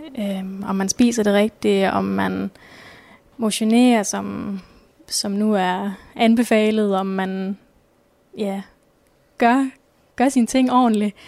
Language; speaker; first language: Danish; native; Danish